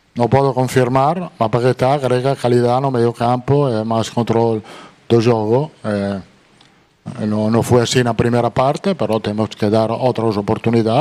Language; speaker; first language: Portuguese; non-native, fluent; Italian